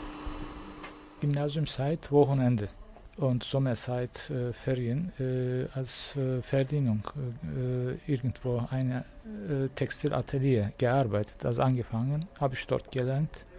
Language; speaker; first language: German; non-native, learner; Turkish